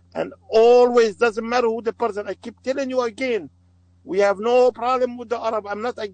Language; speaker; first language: English; non-native, learner; Arabic